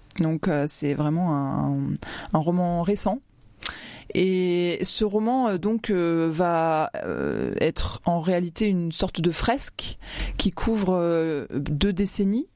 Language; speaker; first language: French; native; French